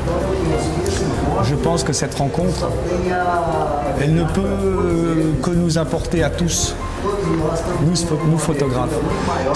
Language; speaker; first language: French; non-native, fluent; Portuguese